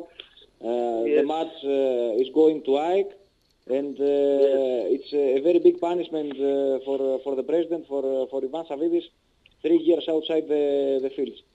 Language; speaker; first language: English; non-native, learner; Greek